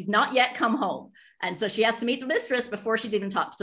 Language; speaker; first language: English; native; English